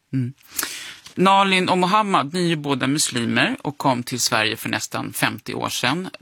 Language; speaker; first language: Swedish; native; Swedish